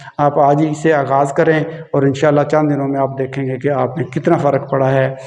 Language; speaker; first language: Urdu; non-native, local second language; Punjabi